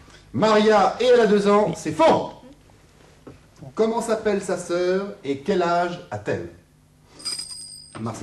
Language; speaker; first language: French; native; French